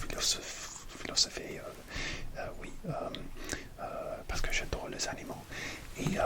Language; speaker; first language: French; non-native, learner; English